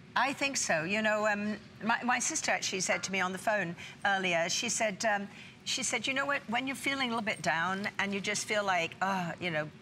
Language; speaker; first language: English; native; English